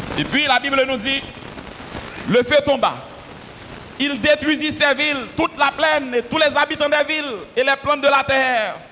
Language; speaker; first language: French; non-native, local second language; Haitian Creole